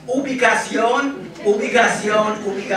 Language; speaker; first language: Spanish; non-native, fluent; English